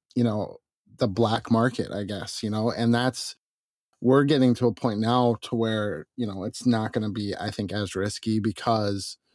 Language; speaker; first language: English; native; English